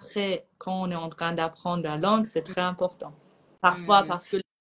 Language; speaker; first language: French; non-native, fluent; Persian